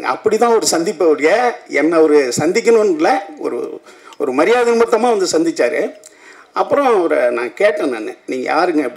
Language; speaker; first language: Tamil; native; Tamil